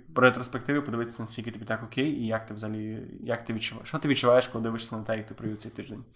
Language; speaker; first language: Ukrainian; native; Ukrainian